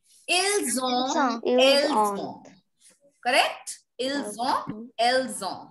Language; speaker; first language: French; non-native, fluent; Hindi